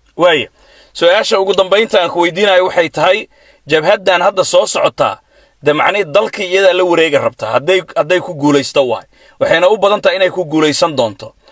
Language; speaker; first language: Somali; native; Somali